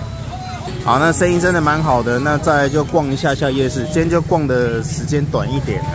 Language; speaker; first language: Chinese; native; Chinese